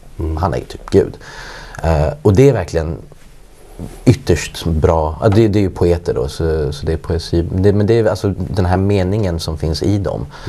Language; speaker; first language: Swedish; early bilingual, other home language; Persian